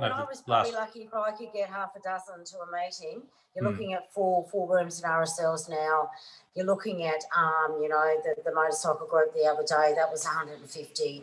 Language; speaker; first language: English; native; English